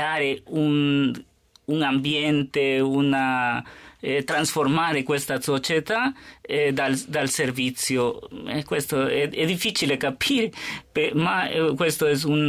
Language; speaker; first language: Italian; non-native, learner; Spanish